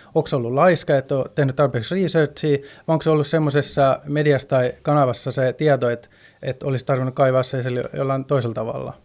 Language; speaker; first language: Finnish; early bilingual, heritage; Finnish